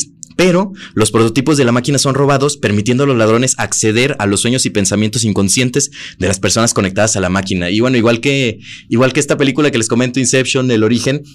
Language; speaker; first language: Spanish; native; Spanish